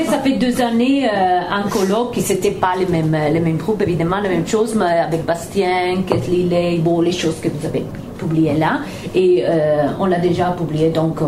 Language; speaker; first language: French; non-native, fluent; Italian